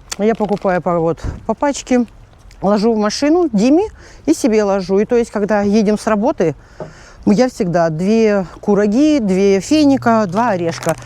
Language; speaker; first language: Russian; native; Russian